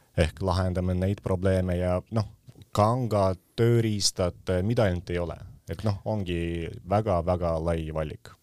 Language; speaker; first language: Estonian; non-native, local second language; Russian